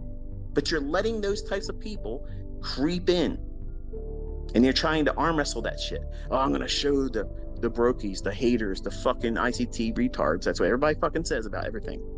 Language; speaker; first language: English; native; English